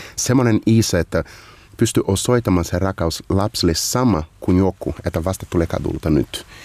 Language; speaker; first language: Finnish; non-native, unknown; Portuguese